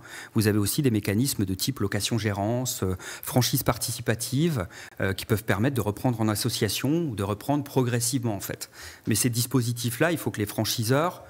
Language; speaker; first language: French; native; French